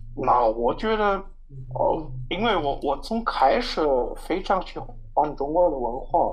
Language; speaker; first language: Chinese; non-native, learner; German